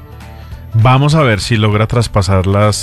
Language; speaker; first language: Spanish; native; Spanish